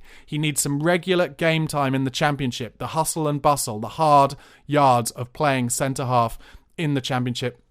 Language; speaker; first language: English; native; English